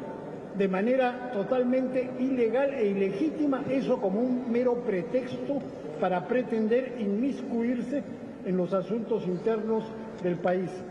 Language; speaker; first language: Spanish; native; Spanish